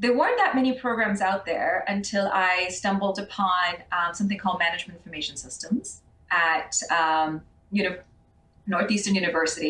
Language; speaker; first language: English; non-native, local second language; Urdu